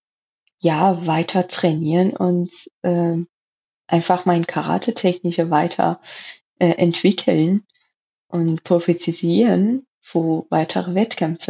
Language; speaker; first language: German; non-native, learner; Persian